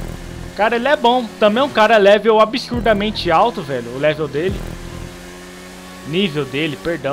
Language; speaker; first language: Portuguese; native; Portuguese